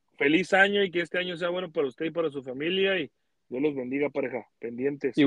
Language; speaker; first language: Spanish; early bilingual, heritage; Spanish